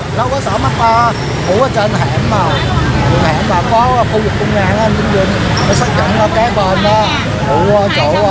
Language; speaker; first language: Vietnamese; non-native, local second language; Chinese